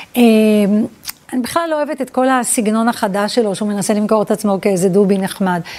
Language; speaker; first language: Hebrew; early bilingual, other home language; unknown